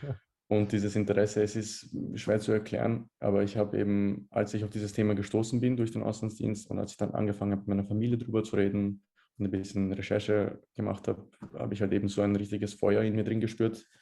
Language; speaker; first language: German; early bilingual, other home language; Bosnian